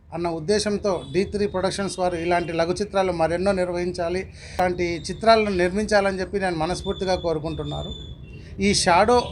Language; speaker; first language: Telugu; native; Telugu